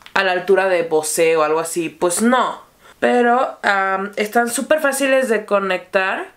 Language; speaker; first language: Spanish; native; Spanish